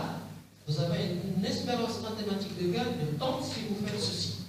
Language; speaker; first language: French; non-native, local second language; Arabic